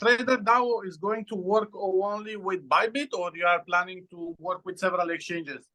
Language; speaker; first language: English; non-native, fluent; Romanian